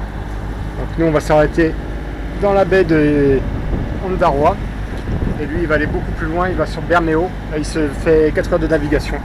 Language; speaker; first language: French; native; French